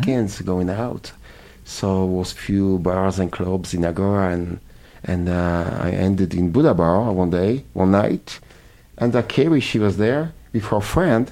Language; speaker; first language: English; non-native, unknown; Polish